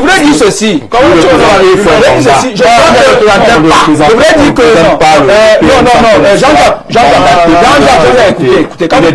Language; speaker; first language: French; native; French